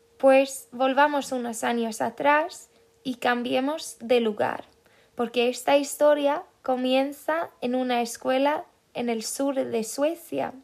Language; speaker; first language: Spanish; non-native, fluent; Swedish